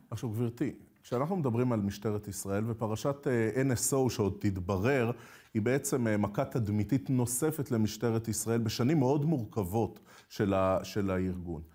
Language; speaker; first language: Hebrew; native; Hebrew